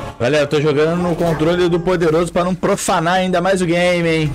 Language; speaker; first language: Portuguese; native; Portuguese